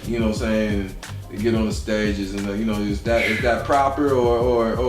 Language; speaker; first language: English; native; English